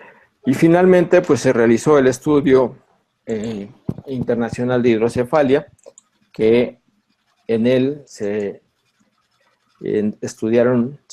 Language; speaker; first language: Spanish; native; Spanish